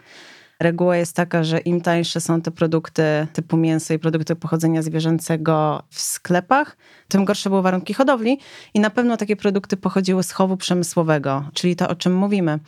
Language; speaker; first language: Polish; native; Polish